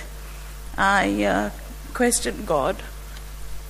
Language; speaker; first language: English; non-native, local second language; Malayalam